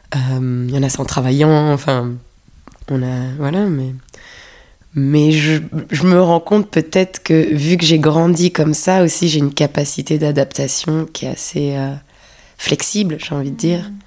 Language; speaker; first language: French; native; French